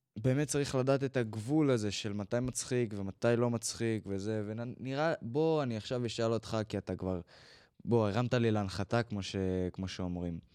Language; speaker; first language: Hebrew; native; Hebrew